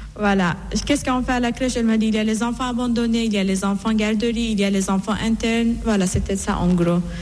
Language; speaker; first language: French; non-native, fluent; Persian